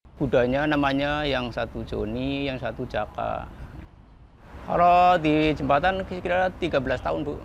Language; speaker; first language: Indonesian; native; Indonesian